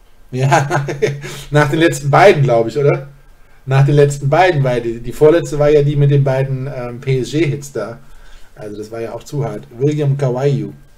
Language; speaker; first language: German; native; German